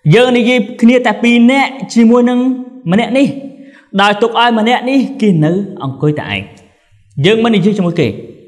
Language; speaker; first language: Khmer; non-native, local second language; Eastern Cham